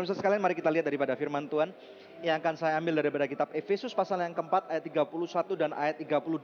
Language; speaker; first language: Indonesian; native; Indonesian